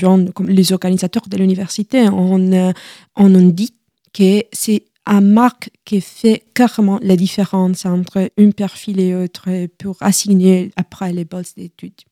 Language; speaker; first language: French; non-native, learner; Italian